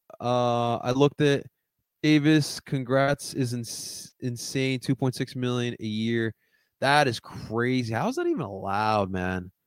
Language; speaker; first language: English; early bilingual, other home language; Spanish